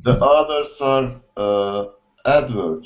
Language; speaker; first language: English; non-native, learner; Turkish